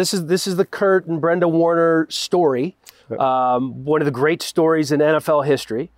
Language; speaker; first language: English; native; English